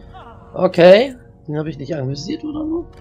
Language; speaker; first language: German; native; German